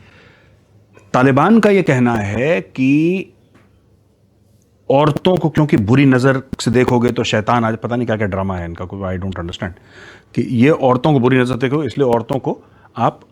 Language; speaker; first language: Hindi; native; Hindi